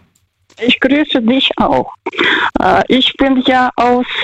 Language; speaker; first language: German; early bilingual, heritage; Russian